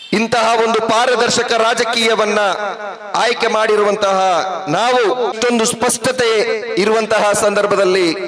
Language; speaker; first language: Kannada; non-native, local second language; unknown